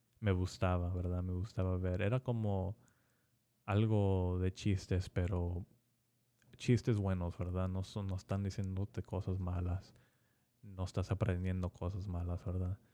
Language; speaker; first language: Spanish; early bilingual, heritage; Spanish